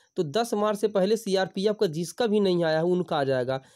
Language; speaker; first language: Hindi; native; Hindi